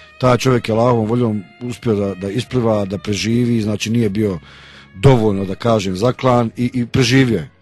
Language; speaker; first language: Bosnian; native; Bosnian